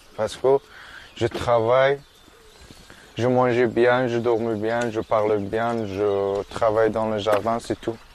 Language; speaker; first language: French; non-native, learner; Persian